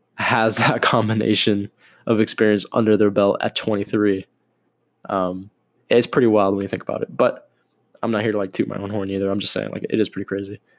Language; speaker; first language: English; native; English